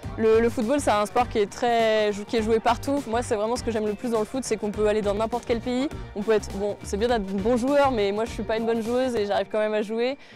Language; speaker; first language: French; native; French